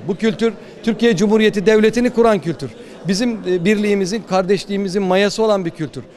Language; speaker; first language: Turkish; native; Turkish